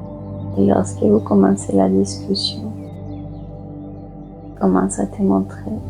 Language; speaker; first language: French; native; French